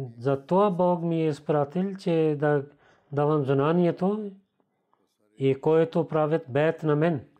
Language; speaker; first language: Bulgarian; non-native, learner; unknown